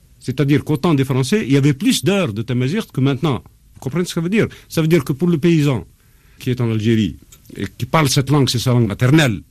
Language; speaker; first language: French; non-native, local second language; Arabic